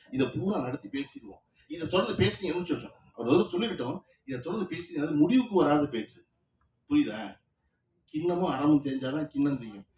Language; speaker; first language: Tamil; native; Tamil